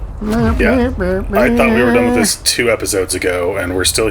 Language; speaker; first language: English; native; English